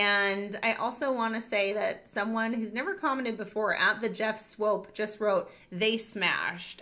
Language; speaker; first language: English; native; English